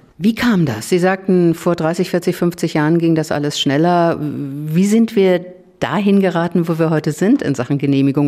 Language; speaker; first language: German; native; German